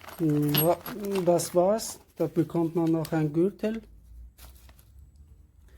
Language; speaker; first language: German; non-native, learner; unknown